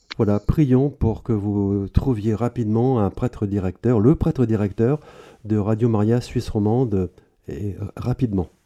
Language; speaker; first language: French; native; French